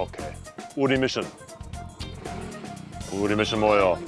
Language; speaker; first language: Korean; non-native, learner; English